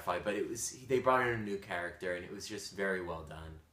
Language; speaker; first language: English; native; English